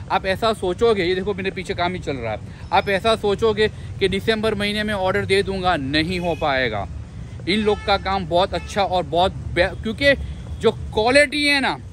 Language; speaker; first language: Hindi; non-native, local second language; Gujarati